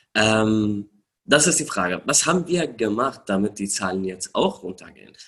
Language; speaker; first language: German; non-native, fluent; Arabic